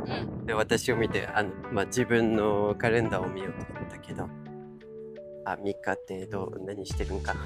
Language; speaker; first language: Japanese; non-native, fluent; English